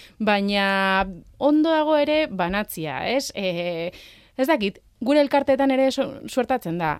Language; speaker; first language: Basque; native; Basque